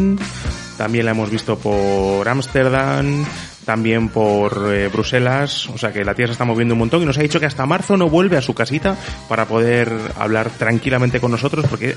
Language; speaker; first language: Spanish; native; Spanish